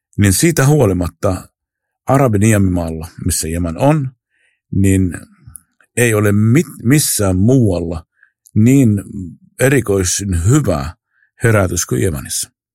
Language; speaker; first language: Finnish; non-native, fluent; Arabic